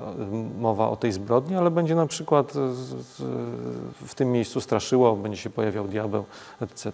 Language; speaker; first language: Polish; native; Polish